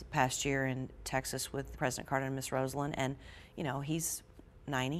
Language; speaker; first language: English; native; English